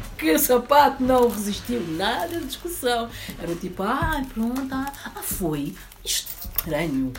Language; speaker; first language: Portuguese; early bilingual, other home language; Upper Guinea Crioulo